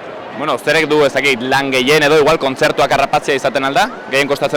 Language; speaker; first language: Basque; native; Basque